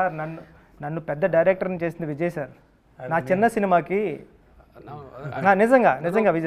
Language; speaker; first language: Telugu; native; Telugu